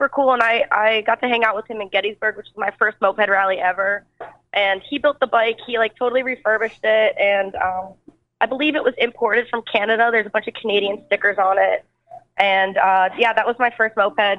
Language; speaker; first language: English; native; English